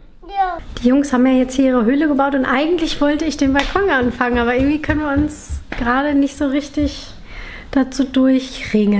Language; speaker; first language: German; native; German